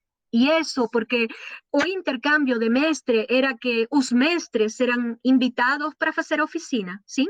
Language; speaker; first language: Portuguese; non-native, learner; Spanish